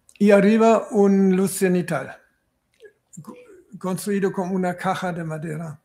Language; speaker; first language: Spanish; non-native, fluent; German